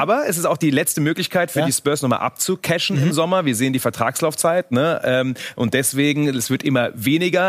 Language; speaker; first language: German; native; German